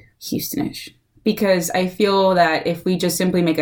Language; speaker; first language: English; early bilingual, other home language; Spanish